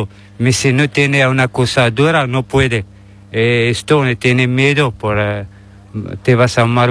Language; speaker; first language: Spanish; non-native, learner; Arabic